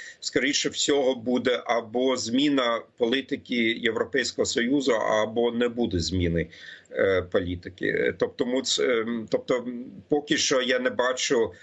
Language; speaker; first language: Ukrainian; non-native, fluent; German